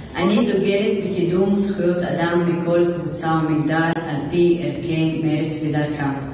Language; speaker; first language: Hebrew; non-native, local second language; Arabic